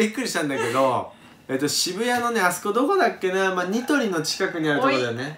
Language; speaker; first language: Japanese; native; Japanese